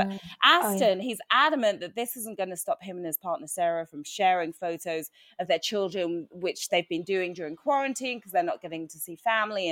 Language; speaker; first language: English; native; English